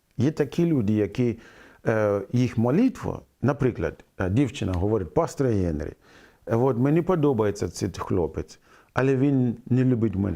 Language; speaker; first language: Ukrainian; non-native, fluent; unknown